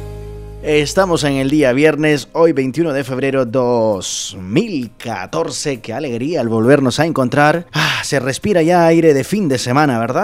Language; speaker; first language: Spanish; native; Spanish